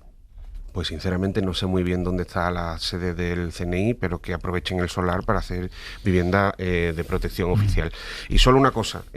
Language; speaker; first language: Spanish; native; Spanish